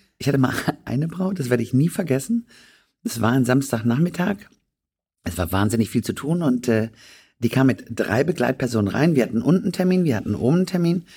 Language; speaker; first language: German; native; German